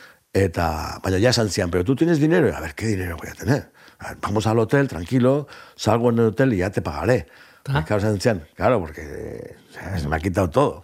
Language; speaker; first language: Spanish; non-native, local second language; Basque